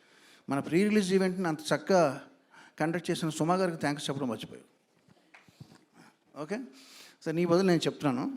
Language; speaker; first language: Telugu; native; Telugu